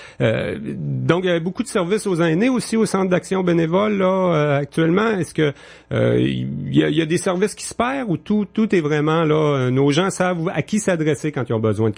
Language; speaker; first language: French; native; French